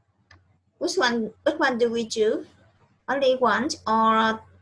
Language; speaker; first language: English; non-native, learner; Vietnamese